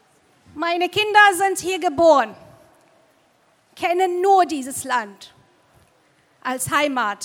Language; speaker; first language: German; non-native, fluent; Arabic